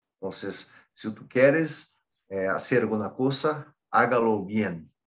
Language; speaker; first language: Spanish; non-native, fluent; Portuguese